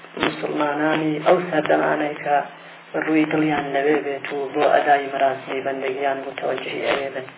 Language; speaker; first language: Central Kurdish; non-native, local second language; Gurani